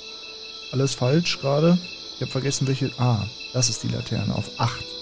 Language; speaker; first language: German; native; German